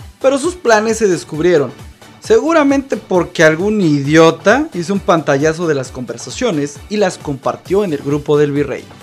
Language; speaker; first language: Spanish; native; Spanish